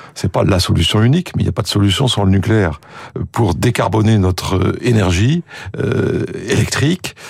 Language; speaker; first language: French; native; French